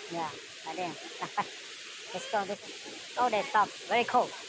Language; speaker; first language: English; non-native, learner; Vietnamese